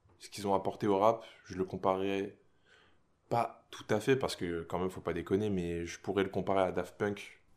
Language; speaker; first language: French; native; French